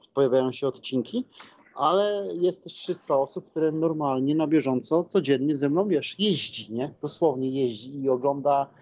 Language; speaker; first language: Polish; native; Polish